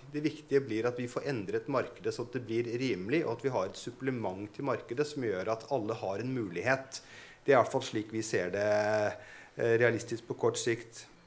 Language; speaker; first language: Norwegian; native; Norwegian